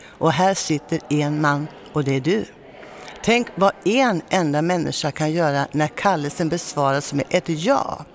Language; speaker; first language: Swedish; native; Swedish